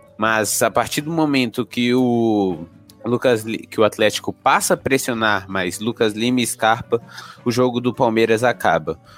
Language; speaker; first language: Portuguese; native; Portuguese